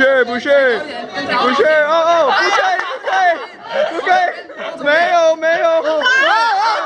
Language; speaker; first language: Chinese; non-native, learner; English